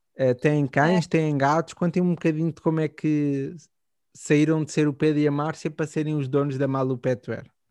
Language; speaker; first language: Portuguese; native; Portuguese